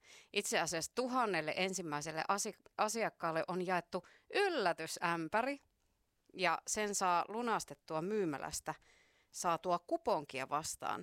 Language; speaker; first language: Finnish; native; Finnish